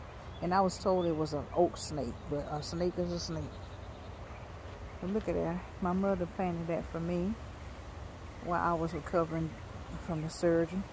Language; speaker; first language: English; native; English